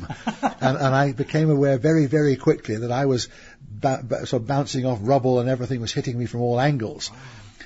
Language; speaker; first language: English; native; English